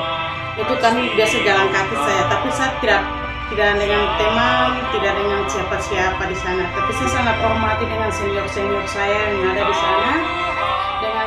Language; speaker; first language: Indonesian; non-native, local second language; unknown